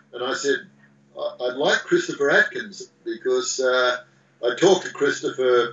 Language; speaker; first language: English; native; English